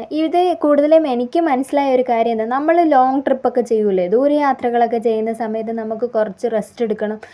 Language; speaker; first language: Malayalam; native; Malayalam